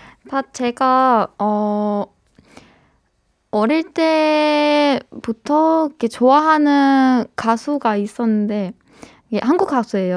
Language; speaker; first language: Korean; non-native, fluent; Persian